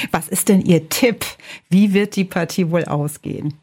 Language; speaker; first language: German; native; German